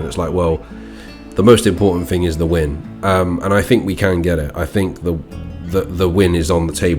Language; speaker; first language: English; native; English